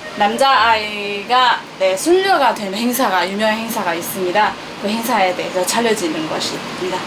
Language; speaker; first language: Korean; non-native, learner; Burmese